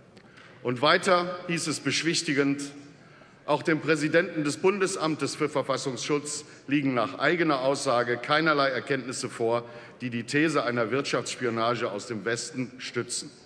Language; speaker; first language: German; native; German